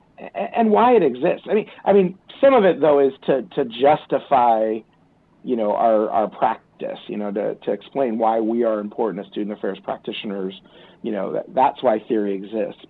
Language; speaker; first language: English; native; English